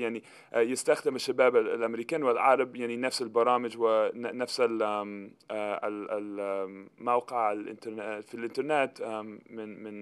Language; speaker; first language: Arabic; non-native, fluent; English